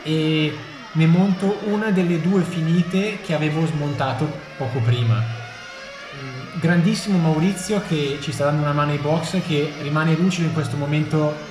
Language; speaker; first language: Italian; native; Italian